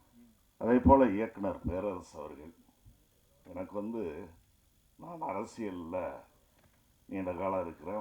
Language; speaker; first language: Tamil; native; Tamil